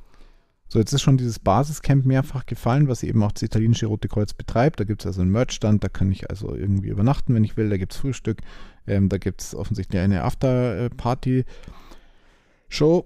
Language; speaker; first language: German; native; German